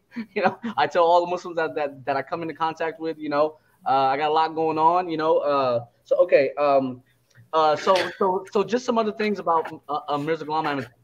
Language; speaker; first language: English; native; English